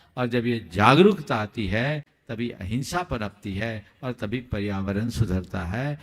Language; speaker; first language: Hindi; native; Hindi